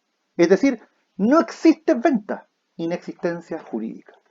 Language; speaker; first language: Spanish; native; Spanish